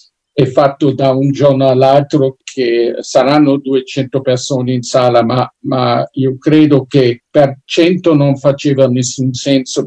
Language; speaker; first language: Italian; non-native, fluent; German